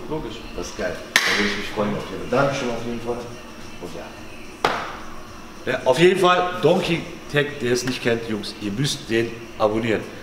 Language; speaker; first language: German; native; German